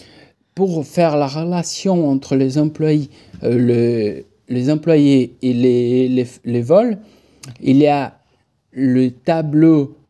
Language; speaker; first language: French; non-native, fluent; Portuguese